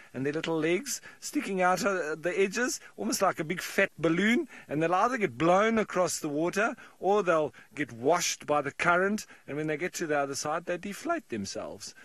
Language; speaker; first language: English; native; English